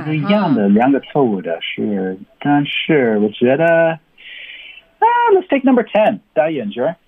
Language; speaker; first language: Chinese; non-native, fluent; English